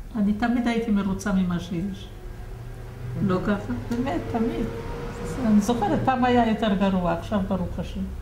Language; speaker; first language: Hebrew; early bilingual, other home language; Yiddish